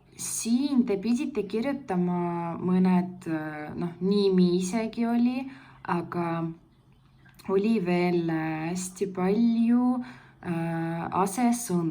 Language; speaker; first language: Estonian; non-native, local second language; Russian